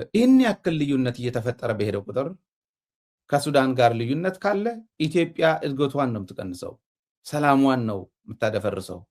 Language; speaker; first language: Amharic; non-native, local second language; Tigrinya